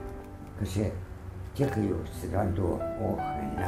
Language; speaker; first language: Chinese; non-native, fluent; Spanish